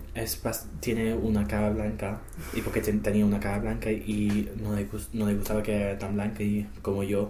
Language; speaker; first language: Spanish; non-native, learner; English